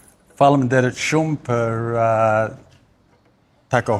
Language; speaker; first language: Albanian; non-native, learner; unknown